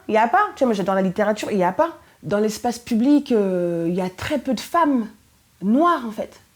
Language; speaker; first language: French; early bilingual, other home language; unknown